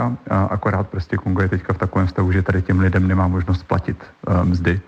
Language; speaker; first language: Czech; native; Czech